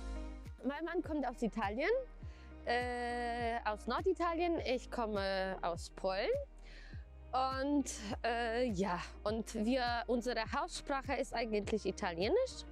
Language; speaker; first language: German; non-native, fluent; Polish